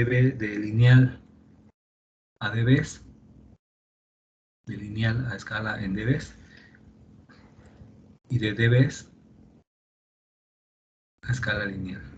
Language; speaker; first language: Spanish; native; Spanish